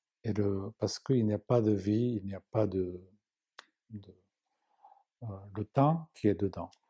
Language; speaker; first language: French; non-native, learner; Japanese